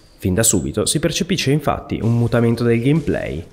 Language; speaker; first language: Italian; native; Italian